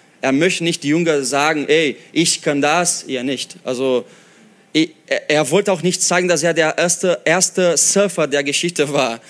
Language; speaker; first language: German; non-native, fluent; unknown